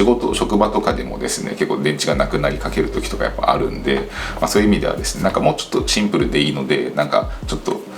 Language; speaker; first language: Japanese; native; Japanese